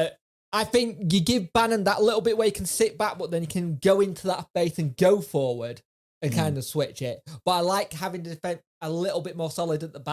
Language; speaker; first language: English; native; English